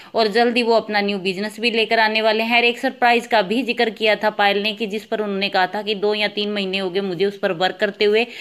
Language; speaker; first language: Hindi; native; Hindi